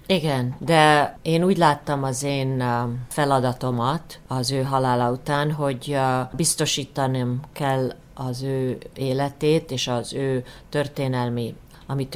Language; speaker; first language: Hungarian; early bilingual, heritage; Hungarian